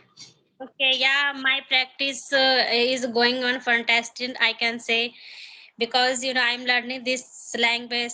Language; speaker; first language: English; non-native, learner; Hindi